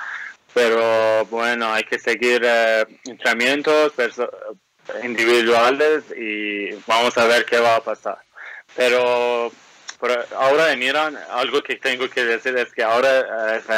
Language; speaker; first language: Spanish; non-native, fluent; Persian